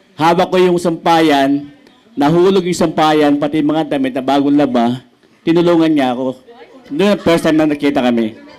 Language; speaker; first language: Filipino; native; Filipino